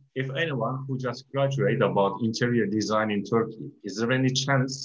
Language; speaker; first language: English; non-native, fluent; Turkish